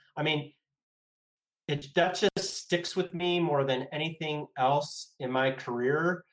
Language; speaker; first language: English; native; English